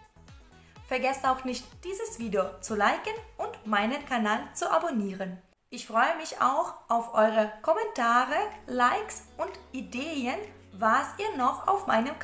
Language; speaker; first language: German; non-native, fluent; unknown